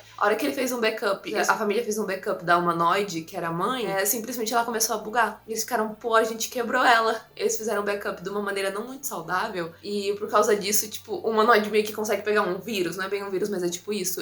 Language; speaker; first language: Portuguese; native; Portuguese